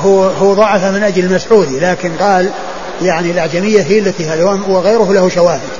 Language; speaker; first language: Arabic; native; Arabic